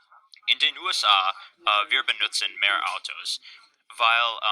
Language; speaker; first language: German; non-native, learner; English